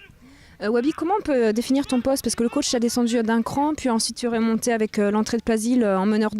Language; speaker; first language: French; native; French